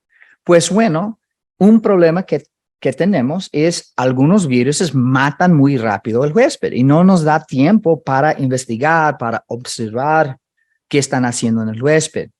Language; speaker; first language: Spanish; non-native, fluent; English